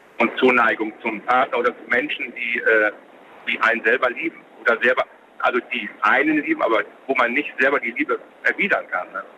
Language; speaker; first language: German; native; German